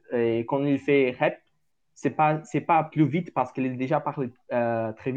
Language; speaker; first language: French; non-native, learner; Portuguese